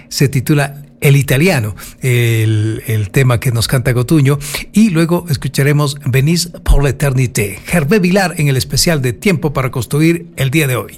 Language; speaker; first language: Spanish; native; Spanish